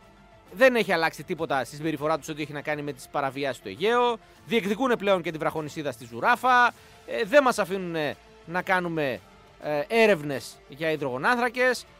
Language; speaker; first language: Greek; native; Greek